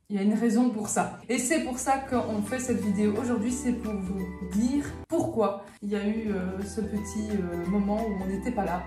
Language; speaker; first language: French; native; French